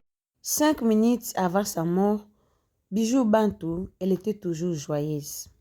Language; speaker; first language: French; non-native, local second language; Lingala